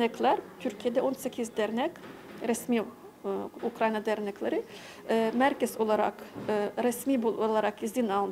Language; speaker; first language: Turkish; non-native, fluent; Ukrainian